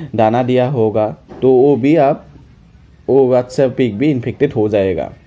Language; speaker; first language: Hindi; non-native, local second language; Assamese